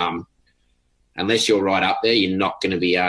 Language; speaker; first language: English; native; English